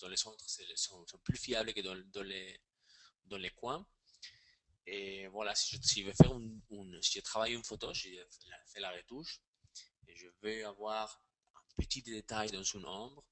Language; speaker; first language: French; non-native, fluent; Spanish